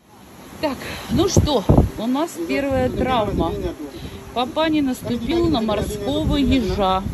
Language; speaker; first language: Russian; native; Russian